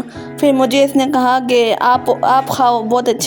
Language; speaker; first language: Hindi; native; Hindi